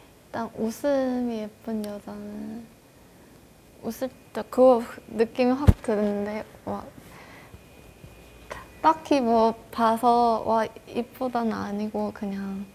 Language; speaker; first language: Korean; non-native, fluent; Chinese